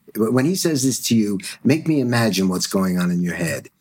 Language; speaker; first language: English; early bilingual, other home language; German